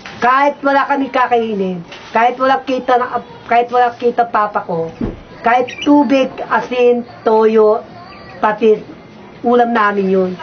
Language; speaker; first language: Filipino; native; Filipino